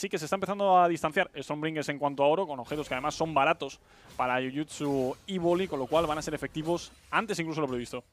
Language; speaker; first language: Spanish; native; Spanish